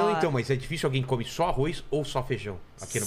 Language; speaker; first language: Portuguese; native; Portuguese